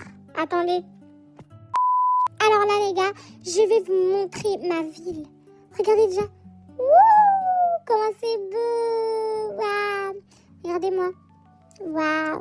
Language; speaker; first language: French; native; French